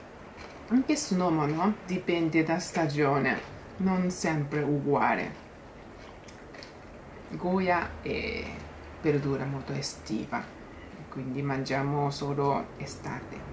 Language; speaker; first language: Italian; non-native, learner; Japanese